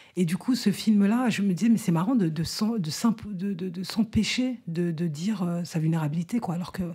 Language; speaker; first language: French; native; French